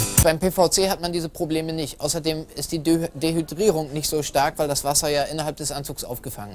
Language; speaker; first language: German; native; German